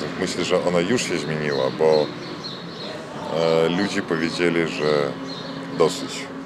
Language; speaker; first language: Polish; non-native, fluent; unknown